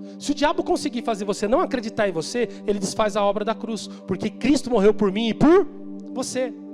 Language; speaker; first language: Portuguese; native; Portuguese